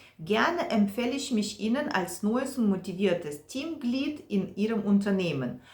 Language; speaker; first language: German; non-native, fluent; Ukrainian